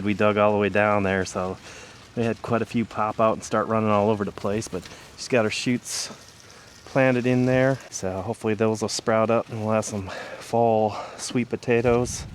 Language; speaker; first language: English; native; English